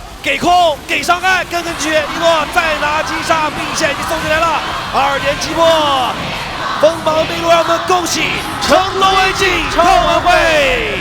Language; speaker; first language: Chinese; native; Chinese